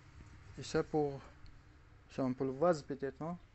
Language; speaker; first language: French; non-native, learner; Russian